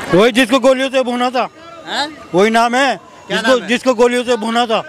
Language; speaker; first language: Hindi; native; Hindi